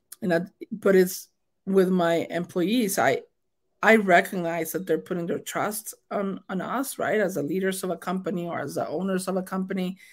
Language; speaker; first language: English; non-native, fluent; Spanish